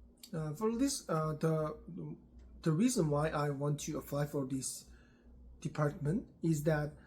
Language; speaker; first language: English; non-native, learner; Korean